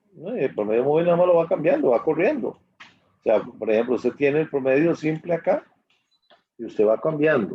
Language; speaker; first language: Spanish; native; Spanish